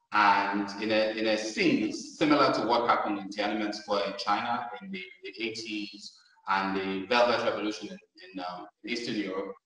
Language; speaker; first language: English; native; English